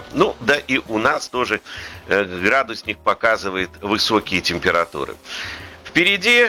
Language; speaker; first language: Russian; native; Russian